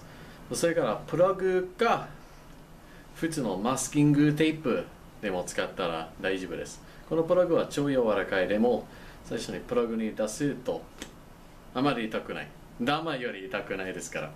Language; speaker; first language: Japanese; non-native, learner; English